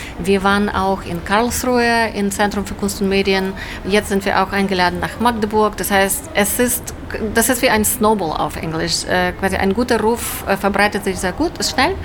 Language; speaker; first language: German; non-native, fluent; Ukrainian